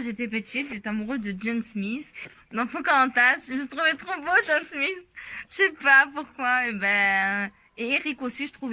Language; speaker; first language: French; native; French